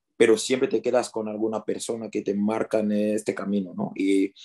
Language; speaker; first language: Spanish; early bilingual, other home language; French